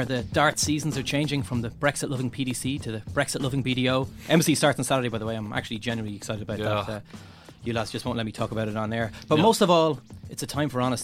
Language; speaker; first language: English; native; English